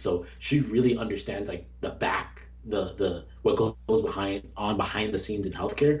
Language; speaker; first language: English; native; English